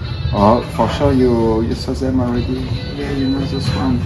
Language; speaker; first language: English; non-native, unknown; French